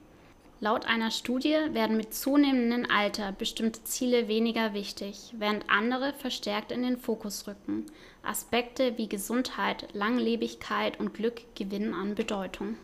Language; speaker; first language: German; native; German